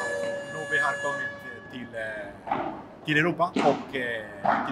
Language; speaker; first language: Swedish; non-native, fluent; Spanish